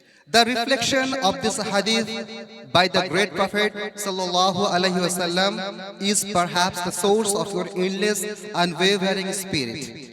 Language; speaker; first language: English; non-native, local second language; Bangla